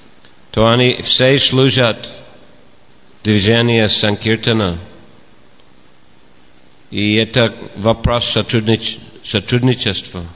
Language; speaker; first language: Russian; non-native, fluent; English